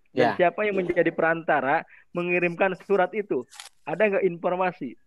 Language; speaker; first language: Indonesian; native; Indonesian